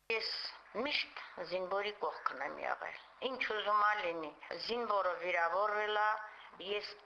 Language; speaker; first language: Armenian; native; Armenian